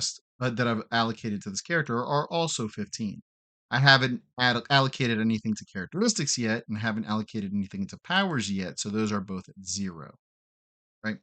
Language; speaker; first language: English; native; English